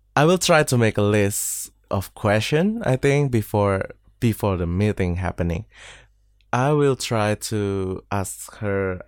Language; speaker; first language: English; non-native, fluent; Indonesian